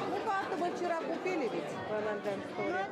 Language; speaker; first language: Russian; native; Russian